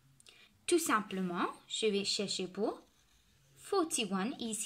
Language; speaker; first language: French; non-native, local second language; Morisyen